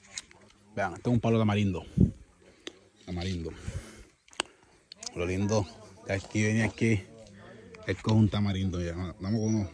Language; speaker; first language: Spanish; native; Spanish